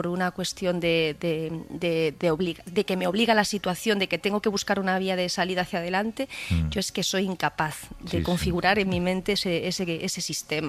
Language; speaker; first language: Spanish; native; Spanish